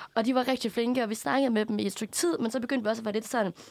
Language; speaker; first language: Danish; native; Danish